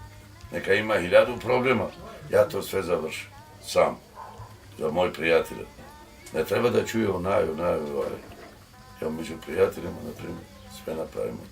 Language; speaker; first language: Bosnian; non-native, local second language; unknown